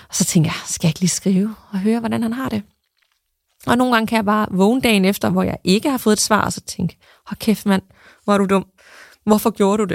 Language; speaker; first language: Danish; native; Danish